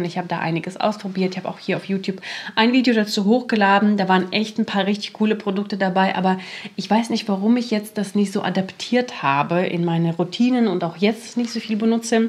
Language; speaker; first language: German; native; German